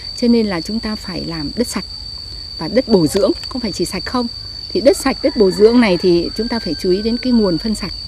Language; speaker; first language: Vietnamese; native; Vietnamese